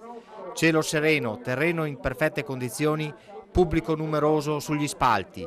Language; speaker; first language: Italian; native; Italian